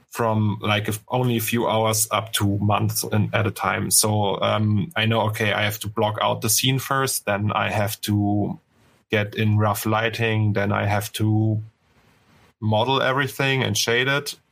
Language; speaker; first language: English; non-native, fluent; German